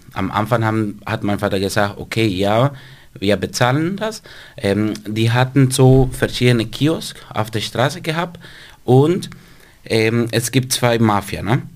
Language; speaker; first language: German; non-native, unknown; Spanish